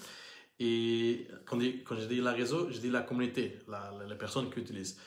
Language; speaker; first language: French; non-native, learner; Portuguese